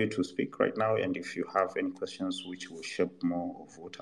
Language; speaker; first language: English; non-native, local second language; Swahili